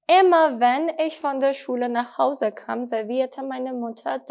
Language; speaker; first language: German; non-native, fluent; Persian